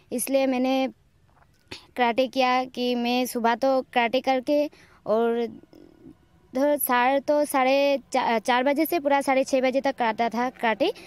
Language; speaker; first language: Hindi; non-native, local second language; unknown